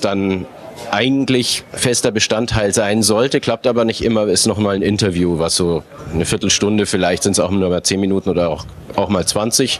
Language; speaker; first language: German; native; German